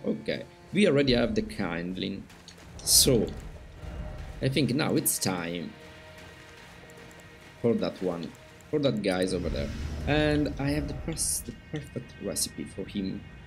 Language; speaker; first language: English; non-native, fluent; Italian